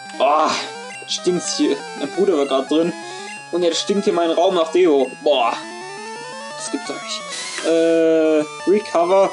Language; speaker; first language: German; native; German